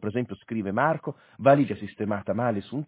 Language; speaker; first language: Italian; native; Italian